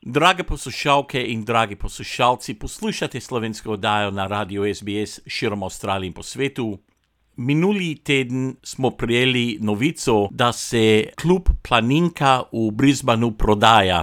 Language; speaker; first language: Slovenian; non-native, local second language; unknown